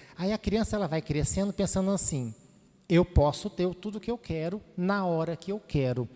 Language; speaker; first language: Portuguese; native; Portuguese